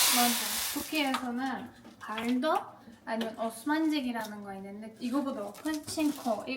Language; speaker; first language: Korean; non-native, learner; Turkish